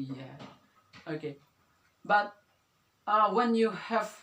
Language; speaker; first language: English; non-native, learner; Indonesian